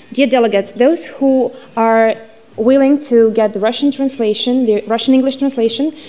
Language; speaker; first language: English; non-native, fluent; Russian